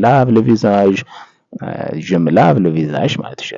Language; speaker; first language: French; non-native, fluent; Amharic